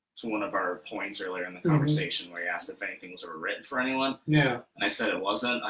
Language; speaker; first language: English; native; English